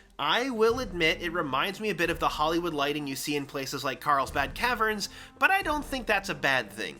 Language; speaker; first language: English; native; English